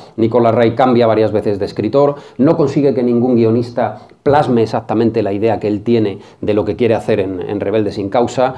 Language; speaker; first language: Spanish; native; Spanish